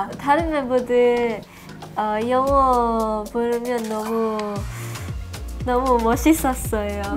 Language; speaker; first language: Korean; non-native, fluent; Japanese